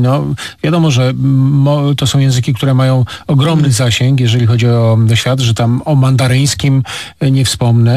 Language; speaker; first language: Polish; native; Polish